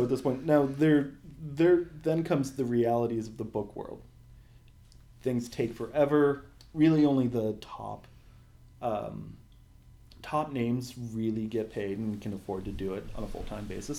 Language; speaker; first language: English; native; English